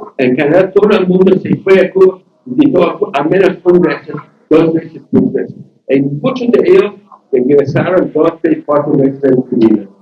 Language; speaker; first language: Spanish; non-native, learner; English